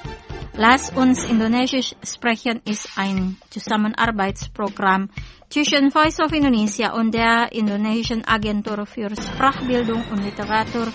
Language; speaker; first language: German; non-native, fluent; Indonesian